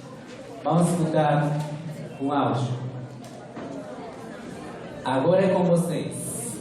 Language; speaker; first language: Portuguese; non-native, fluent; Spanish